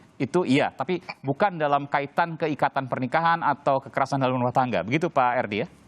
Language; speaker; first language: Indonesian; native; Indonesian